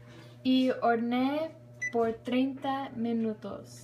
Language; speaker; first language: Spanish; non-native, learner; English